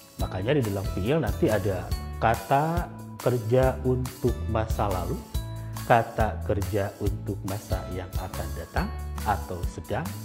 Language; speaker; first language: Indonesian; non-native, local second language; Sundanese